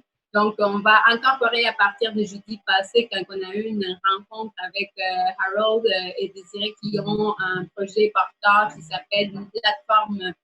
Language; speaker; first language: French; native; French